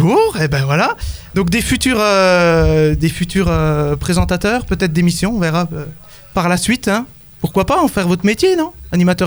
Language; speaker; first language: French; native; French